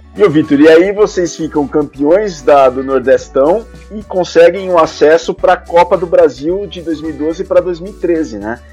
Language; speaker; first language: Portuguese; native; Portuguese